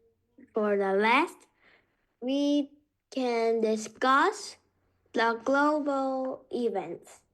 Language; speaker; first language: English; non-native, learner; Korean